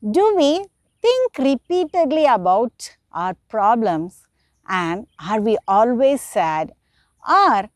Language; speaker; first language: English; non-native, local second language; Tamil